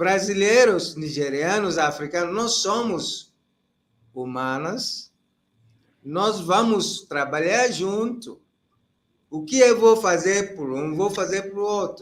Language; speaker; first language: Portuguese; non-native, fluent; Igbo